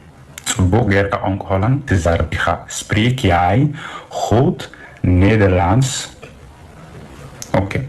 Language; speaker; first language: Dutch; non-native, fluent; Tigrinya